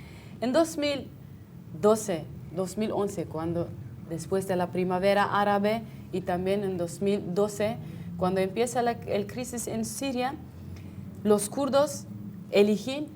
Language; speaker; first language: Spanish; non-native, fluent; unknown